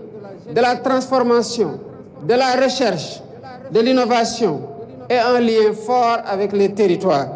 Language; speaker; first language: French; non-native, local second language; Wolof